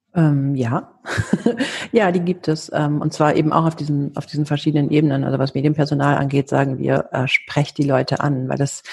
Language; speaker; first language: German; early bilingual, heritage; Greek